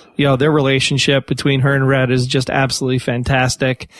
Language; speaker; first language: English; native; English